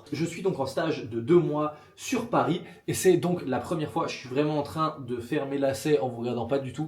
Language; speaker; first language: French; native; French